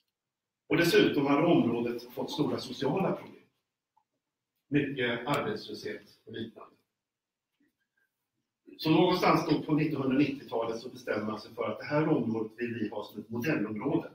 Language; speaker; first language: Swedish; native; Swedish